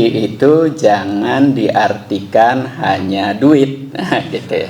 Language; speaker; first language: Indonesian; native; Indonesian